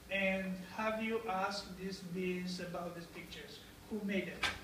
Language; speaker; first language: English; non-native, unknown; Bulgarian